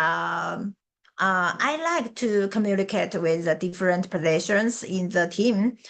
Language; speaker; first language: English; non-native, learner; Chinese